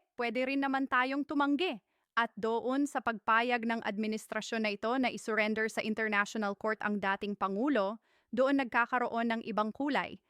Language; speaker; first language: Filipino; native; Filipino